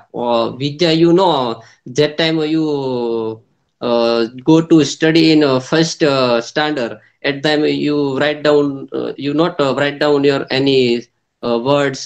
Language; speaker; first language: English; non-native, local second language; Gujarati